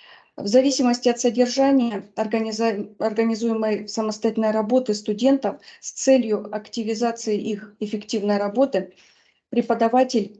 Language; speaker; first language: Russian; native; Russian